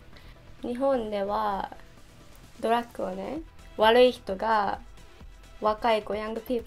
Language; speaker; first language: English; non-native, learner; Japanese